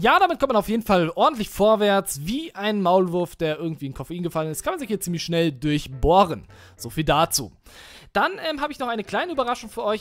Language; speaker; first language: German; native; German